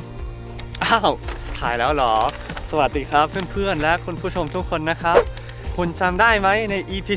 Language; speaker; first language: Thai; early bilingual, heritage; Thai